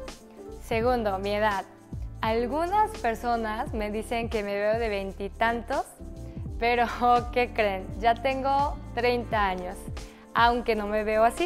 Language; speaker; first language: Spanish; early bilingual, other home language; Korean